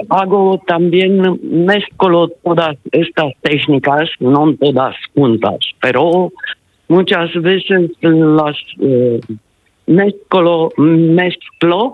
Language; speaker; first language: Spanish; non-native, learner; Italian